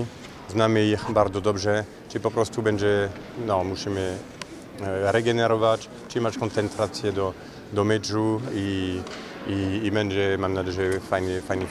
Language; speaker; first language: Polish; non-native, fluent; French